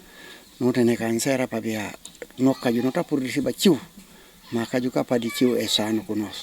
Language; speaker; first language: Portuguese; non-native, learner; Upper Guinea Crioulo